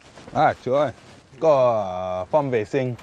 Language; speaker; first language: Vietnamese; non-native, learner; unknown